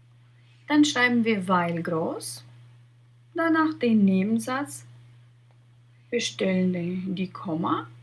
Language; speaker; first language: German; non-native, fluent; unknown